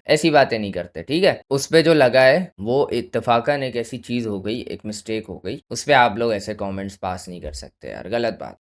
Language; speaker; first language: Urdu; native; Urdu